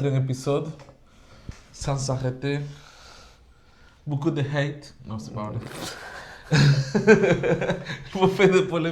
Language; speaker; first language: French; non-native, fluent; Spanish